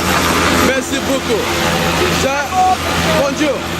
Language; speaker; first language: French; non-native, learner; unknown